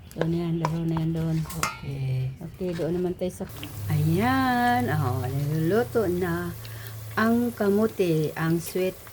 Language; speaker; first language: Filipino; non-native, local second language; Bikol